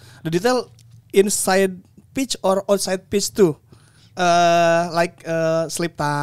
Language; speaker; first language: English; non-native, learner; Indonesian